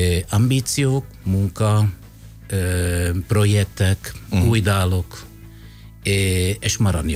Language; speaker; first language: Hungarian; non-native, fluent; Italian